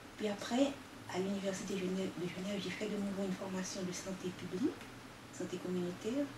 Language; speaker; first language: French; non-native, local second language; Haitian Creole